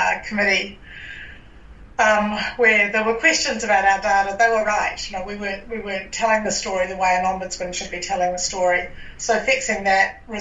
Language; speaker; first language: English; native; English